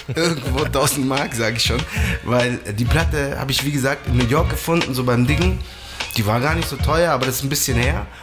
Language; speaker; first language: German; native; German